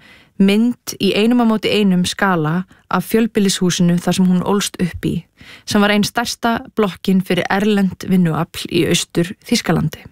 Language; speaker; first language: Icelandic; native; Icelandic